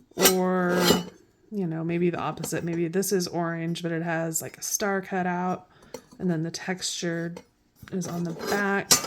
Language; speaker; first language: English; native; English